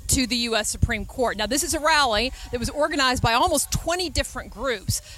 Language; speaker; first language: English; native; English